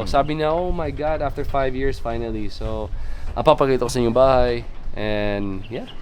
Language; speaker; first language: Filipino; non-native, local second language; Cebuano